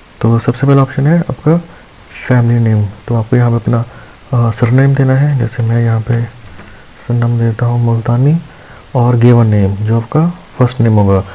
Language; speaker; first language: Hindi; non-native, local second language; Punjabi